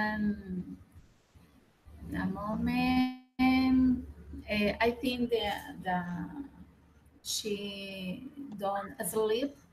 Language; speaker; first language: English; non-native, learner; Spanish